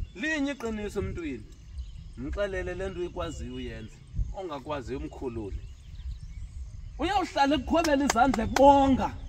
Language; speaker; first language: Zulu; non-native, local second language; Xhosa